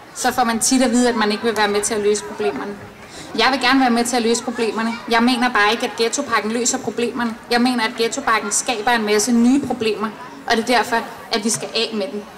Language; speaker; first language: Danish; native; Danish